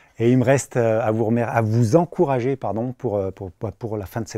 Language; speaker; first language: French; native; French